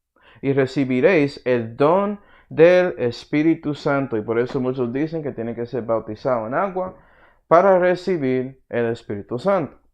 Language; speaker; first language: Spanish; early bilingual, heritage; Spanish